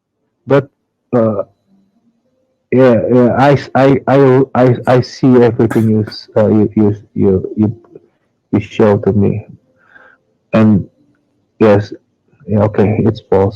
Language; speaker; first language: English; non-native, learner; Indonesian